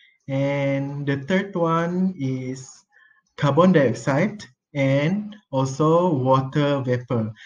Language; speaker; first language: English; non-native, local second language; Malay